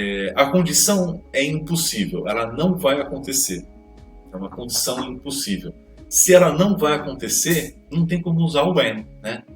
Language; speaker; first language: Portuguese; native; Portuguese